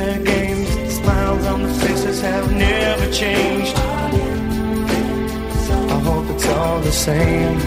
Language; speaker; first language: English; native; English